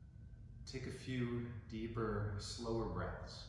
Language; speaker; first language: English; native; English